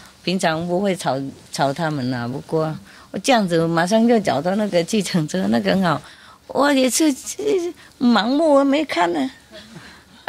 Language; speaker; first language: Chinese; non-native, fluent; Vietnamese